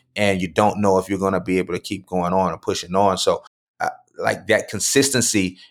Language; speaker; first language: English; native; English